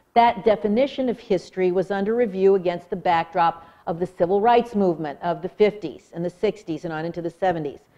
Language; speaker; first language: English; native; English